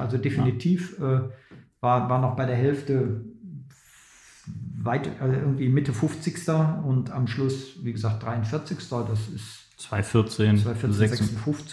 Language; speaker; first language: German; native; German